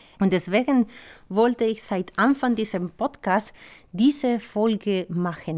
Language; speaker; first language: German; non-native, fluent; Spanish